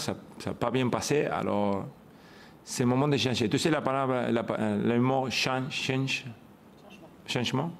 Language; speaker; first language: French; non-native, fluent; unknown